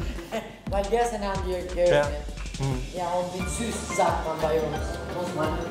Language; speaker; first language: German; non-native, fluent; Albanian